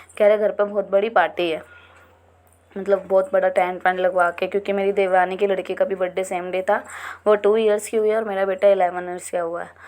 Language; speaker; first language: Hindi; native; Hindi